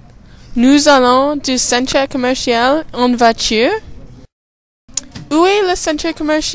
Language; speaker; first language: French; non-native, learner; English